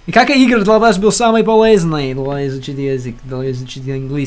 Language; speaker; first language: Russian; non-native, learner; English